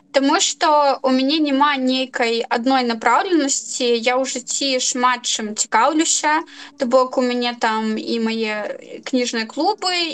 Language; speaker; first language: Belarusian; non-native, local second language; Russian